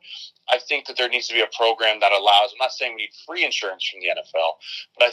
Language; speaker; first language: English; native; English